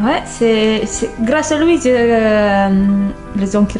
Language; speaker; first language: French; non-native, learner; Indonesian